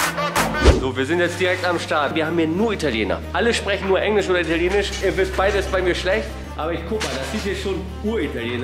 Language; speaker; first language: German; native; German